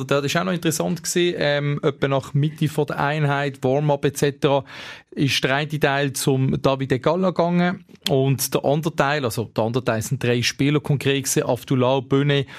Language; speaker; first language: German; native; German